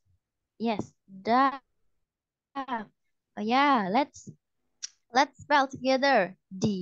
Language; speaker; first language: English; non-native, fluent; Indonesian